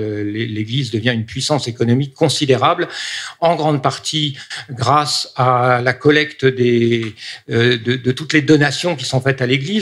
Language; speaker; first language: French; native; French